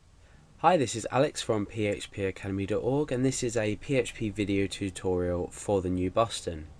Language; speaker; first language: English; native; English